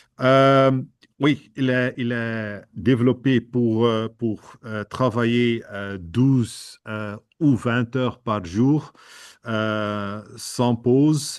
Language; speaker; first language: French; non-native, fluent; Dutch